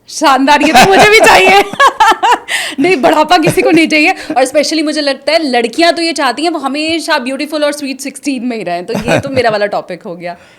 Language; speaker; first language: Hindi; native; Hindi